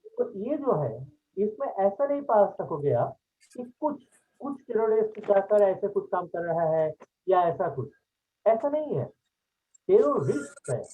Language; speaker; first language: Hindi; non-native, local second language; Bangla